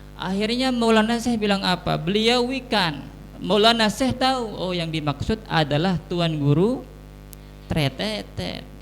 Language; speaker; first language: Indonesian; non-native, local second language; Sasak